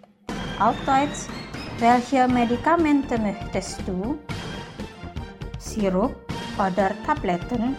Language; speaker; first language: German; non-native, fluent; Indonesian